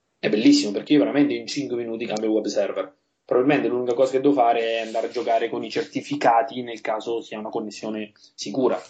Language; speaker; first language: Italian; native; Italian